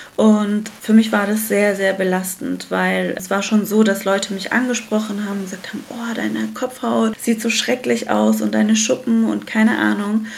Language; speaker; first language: German; early bilingual, other home language; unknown